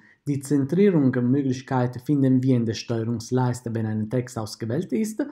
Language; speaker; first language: German; non-native, fluent; Italian